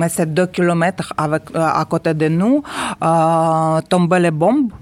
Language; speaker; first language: French; non-native, learner; Ukrainian